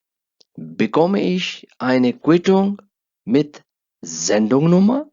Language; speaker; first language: German; non-native, fluent; Urdu